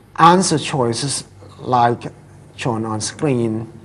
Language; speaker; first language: English; non-native, fluent; Thai